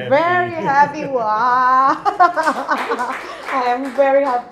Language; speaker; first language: English; non-native, learner; Indonesian